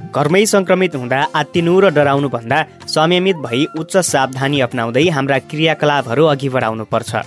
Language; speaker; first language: Nepali; native; Nepali